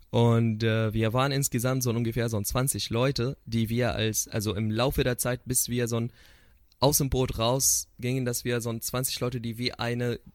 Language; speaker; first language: German; non-native, fluent; Arabic